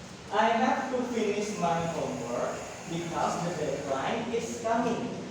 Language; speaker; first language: English; non-native, learner; Indonesian